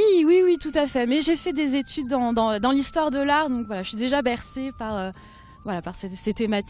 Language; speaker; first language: French; native; French